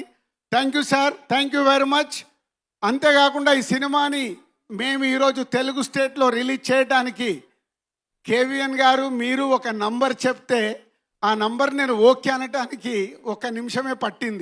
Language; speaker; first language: Telugu; native; Telugu